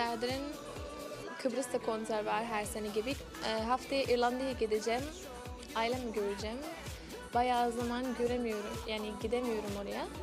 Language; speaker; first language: Turkish; non-native, learner; English